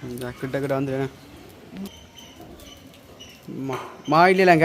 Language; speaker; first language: Tamil; native; Tamil